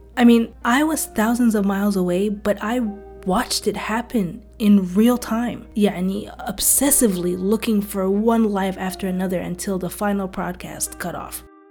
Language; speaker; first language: English; early bilingual, other home language; Arabic